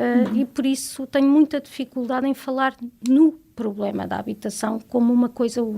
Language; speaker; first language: Portuguese; native; Portuguese